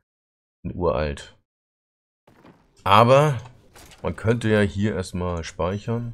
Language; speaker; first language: German; native; German